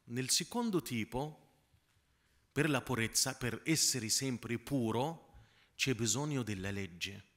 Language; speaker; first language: Italian; non-native, fluent; Arabic